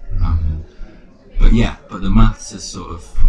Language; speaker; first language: English; native; English